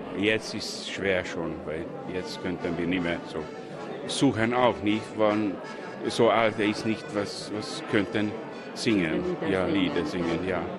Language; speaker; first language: German; non-native, local second language; Hungarian